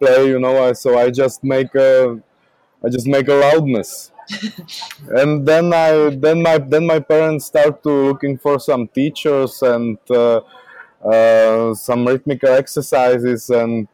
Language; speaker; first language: English; non-native, learner; Czech